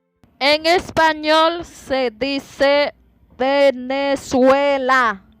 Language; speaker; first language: Spanish; non-native, fluent; Haitian Creole